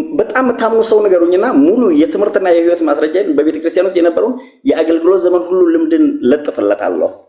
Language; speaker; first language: Amharic; non-native, local second language; Oromo